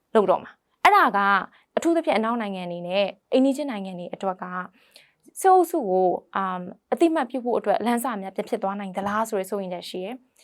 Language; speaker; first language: Burmese; native; Burmese